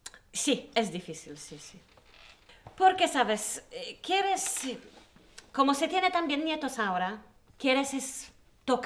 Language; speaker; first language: Spanish; non-native, learner; Polish